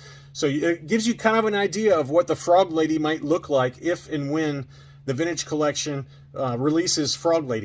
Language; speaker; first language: English; native; English